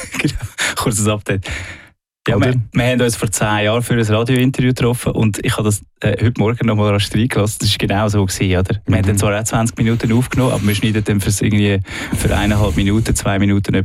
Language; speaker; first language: German; native; German